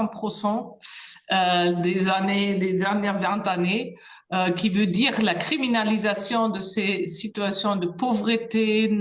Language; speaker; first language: French; non-native, fluent; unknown